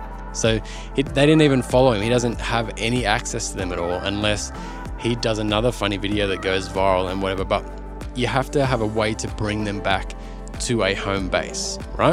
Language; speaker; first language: English; native; English